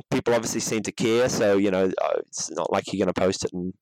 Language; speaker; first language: English; native; English